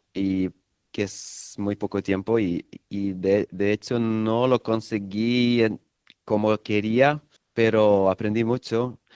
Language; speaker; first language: Spanish; non-native, fluent; Swedish